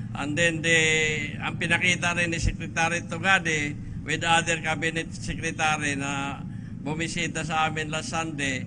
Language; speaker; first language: Filipino; non-native, local second language; Cebuano